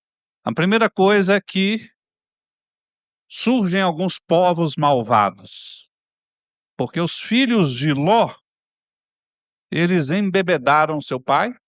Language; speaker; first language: Portuguese; native; Portuguese